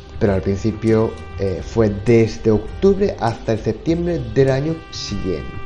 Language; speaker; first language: Spanish; non-native, fluent; Japanese